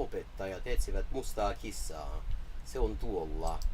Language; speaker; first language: Finnish; non-native, learner; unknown